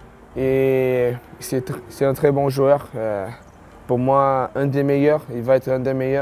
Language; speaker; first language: French; non-native, fluent; Portuguese